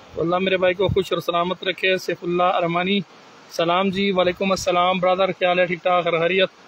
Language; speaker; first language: Urdu; non-native, local second language; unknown